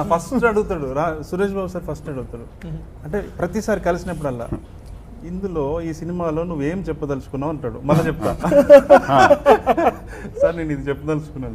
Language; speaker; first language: Telugu; native; Telugu